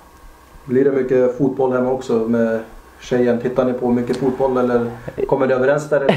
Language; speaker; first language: Swedish; native; Swedish